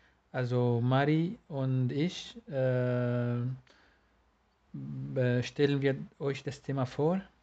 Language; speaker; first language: German; non-native, learner; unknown